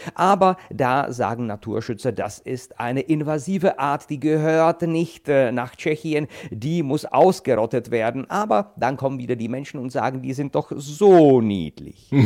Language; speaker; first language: German; non-native, fluent; Czech